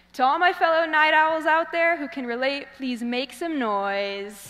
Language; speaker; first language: English; native; English